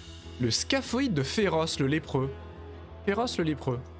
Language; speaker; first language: French; native; French